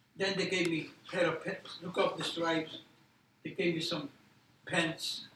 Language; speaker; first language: English; non-native, fluent; Polish